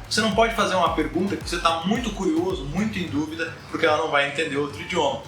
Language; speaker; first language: Portuguese; native; Portuguese